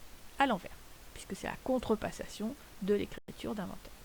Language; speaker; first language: French; native; French